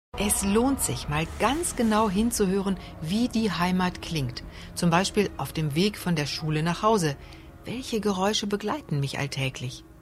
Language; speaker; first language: German; native; German